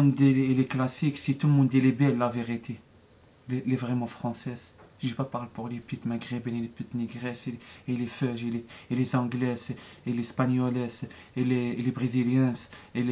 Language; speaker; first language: French; non-native, learner; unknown